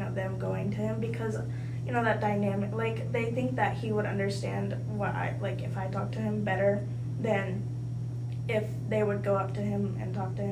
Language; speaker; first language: English; early bilingual, other home language; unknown